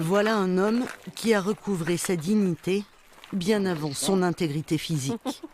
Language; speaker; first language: French; native; French